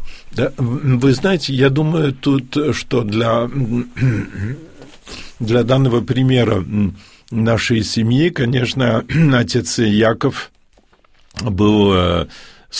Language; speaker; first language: Russian; early bilingual, heritage; Russian